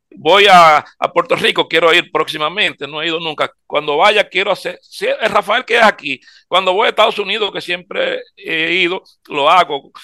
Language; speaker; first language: Spanish; native; Spanish